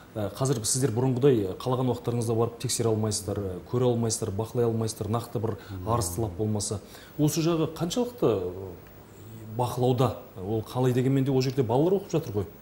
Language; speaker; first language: Kazakh; native; Kazakh